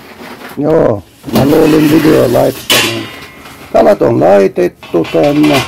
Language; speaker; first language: Finnish; non-native, fluent; Turkish